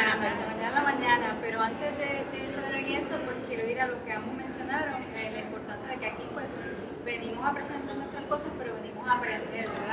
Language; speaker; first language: Spanish; native; Spanish